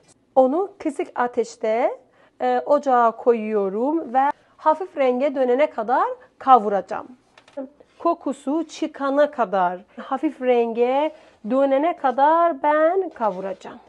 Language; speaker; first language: Turkish; non-native, fluent; Persian